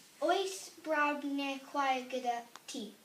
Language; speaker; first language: Welsh; non-native, local second language; English